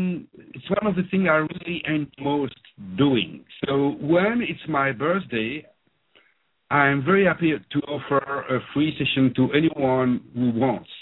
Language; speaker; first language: English; non-native, fluent; French